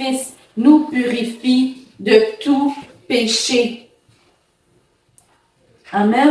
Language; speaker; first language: French; native; French